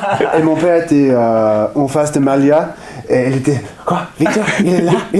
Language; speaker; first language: French; non-native, fluent; English